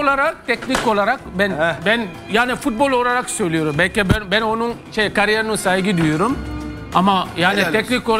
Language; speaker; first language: Turkish; non-native, learner; French